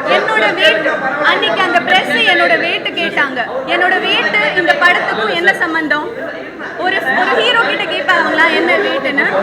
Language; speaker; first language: Tamil; non-native, local second language; Malayalam